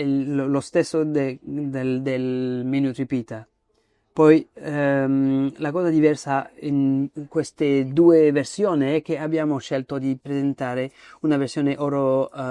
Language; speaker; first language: Italian; non-native, fluent; French